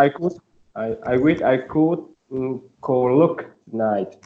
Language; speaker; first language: English; non-native, learner; Vietnamese